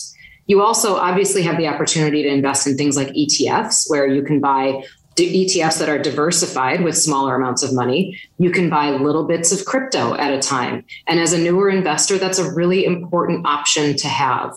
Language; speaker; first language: English; native; English